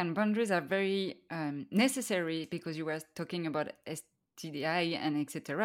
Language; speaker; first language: English; non-native, fluent; French